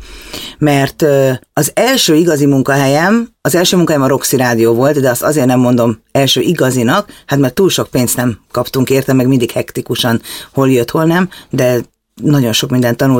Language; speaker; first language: Hungarian; native; Hungarian